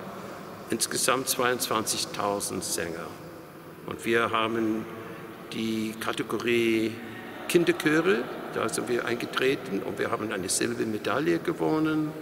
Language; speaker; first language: German; non-native, fluent; English